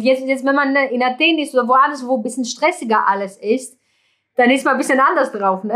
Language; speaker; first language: German; non-native, fluent; Greek